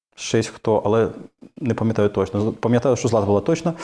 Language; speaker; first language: Ukrainian; non-native, fluent; Russian